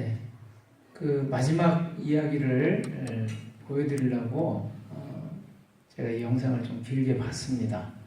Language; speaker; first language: Korean; native; Korean